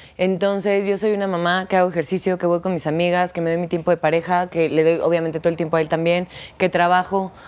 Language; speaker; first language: Spanish; native; Spanish